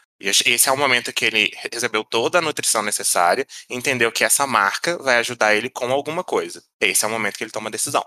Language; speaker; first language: Portuguese; native; Portuguese